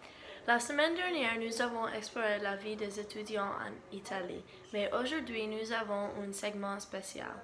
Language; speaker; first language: French; non-native, learner; English